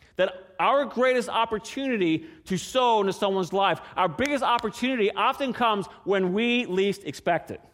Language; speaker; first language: English; native; English